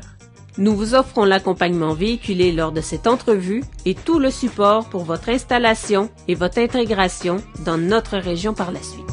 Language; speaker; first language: French; native; French